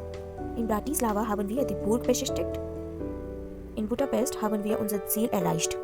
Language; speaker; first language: German; non-native, fluent; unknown